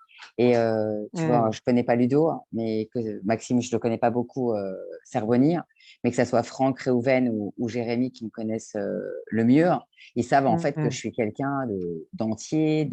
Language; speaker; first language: French; native; French